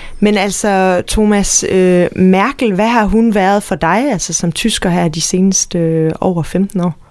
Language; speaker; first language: Danish; native; Danish